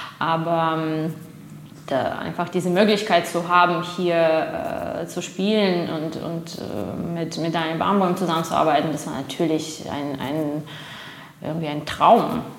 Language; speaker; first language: German; non-native, fluent; Russian